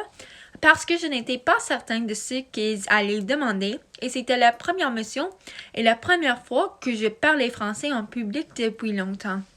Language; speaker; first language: French; non-native, local second language; English